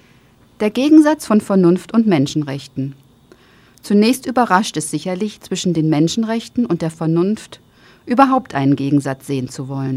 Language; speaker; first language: German; native; German